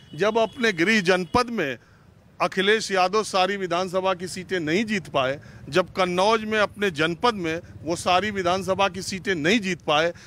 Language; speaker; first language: Hindi; native; Hindi